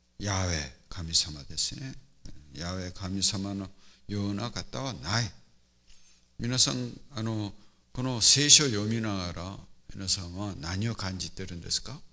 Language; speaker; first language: Japanese; non-native, fluent; Korean